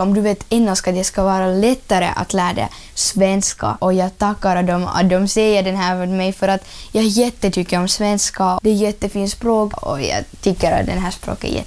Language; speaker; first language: Swedish; early bilingual, other home language; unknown